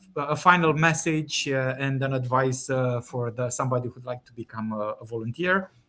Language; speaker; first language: English; non-native, fluent; Romanian